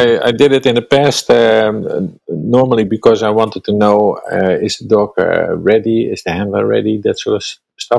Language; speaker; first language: English; non-native, fluent; Dutch